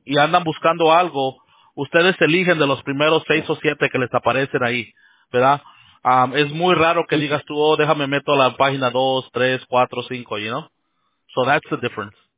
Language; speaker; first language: Spanish; early bilingual, heritage; Spanish